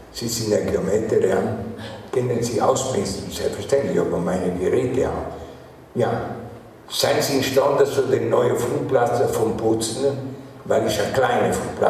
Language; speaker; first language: German; non-native, learner; Italian